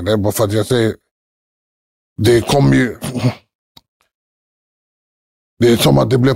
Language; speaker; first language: Swedish; early bilingual, other home language; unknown